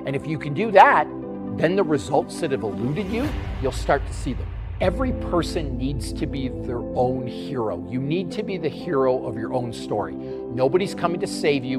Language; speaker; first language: English; native; English